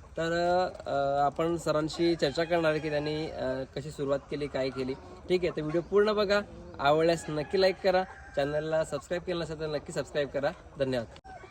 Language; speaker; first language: Marathi; native; Marathi